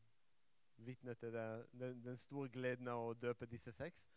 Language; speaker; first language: Norwegian; non-native, fluent; Hebrew